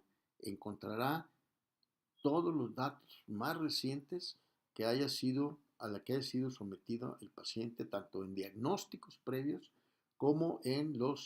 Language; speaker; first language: Spanish; native; Spanish